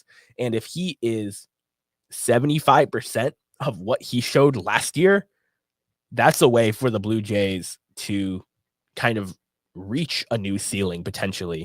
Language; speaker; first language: English; native; English